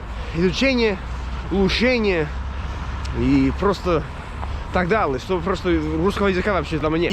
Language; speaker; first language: Russian; non-native, fluent; English